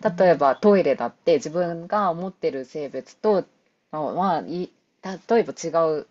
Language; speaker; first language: Japanese; native; Japanese